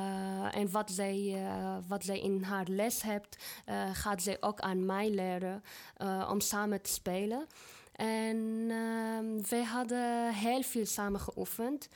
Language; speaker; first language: Dutch; non-native, fluent; Arabic